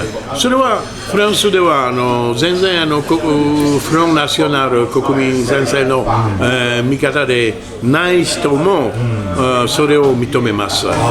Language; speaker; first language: Japanese; non-native, learner; French